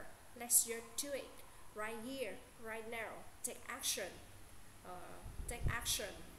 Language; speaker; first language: English; non-native, learner; Vietnamese